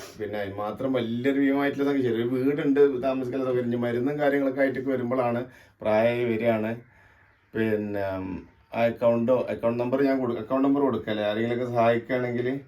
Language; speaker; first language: Malayalam; native; Malayalam